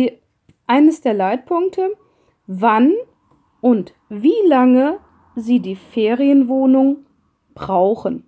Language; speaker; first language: German; non-native, fluent; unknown